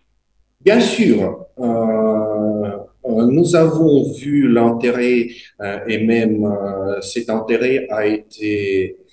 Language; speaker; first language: French; non-native, fluent; Russian